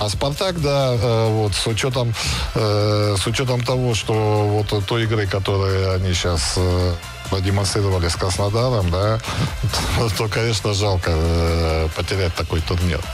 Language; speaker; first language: Russian; native; Russian